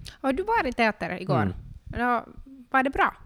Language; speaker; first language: Swedish; non-native, local second language; Finnish